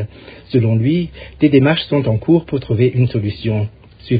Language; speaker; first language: French; non-native, local second language; Rundi